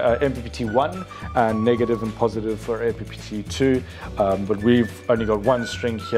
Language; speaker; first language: English; native; English